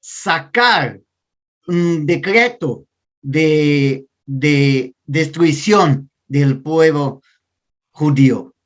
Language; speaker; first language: Spanish; non-native, learner; Portuguese